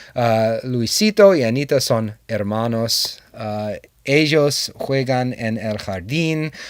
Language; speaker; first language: Spanish; non-native, learner; English